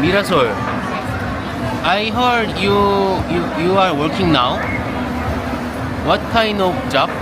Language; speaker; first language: English; non-native, learner; Korean